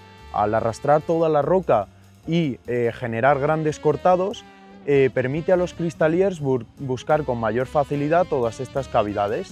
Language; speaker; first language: Spanish; native; Spanish